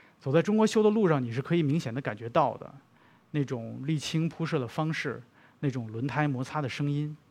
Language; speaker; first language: Chinese; native; Chinese